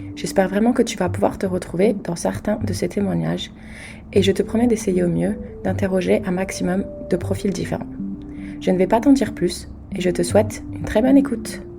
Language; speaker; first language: French; native; French